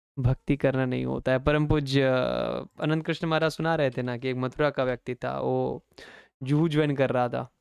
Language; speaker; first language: Hindi; native; Hindi